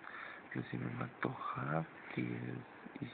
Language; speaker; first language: French; non-native, learner; Spanish